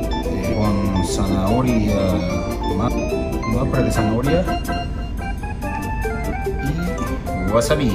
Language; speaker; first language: Spanish; non-native, learner; Japanese